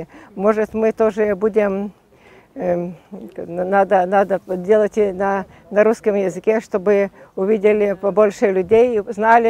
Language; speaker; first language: Russian; non-native, fluent; Lithuanian